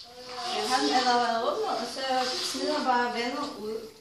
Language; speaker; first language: Danish; non-native, fluent; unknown